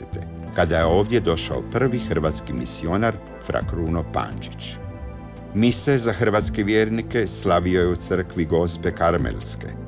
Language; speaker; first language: Croatian; native; Croatian